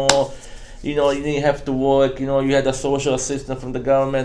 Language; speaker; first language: English; non-native, fluent; Croatian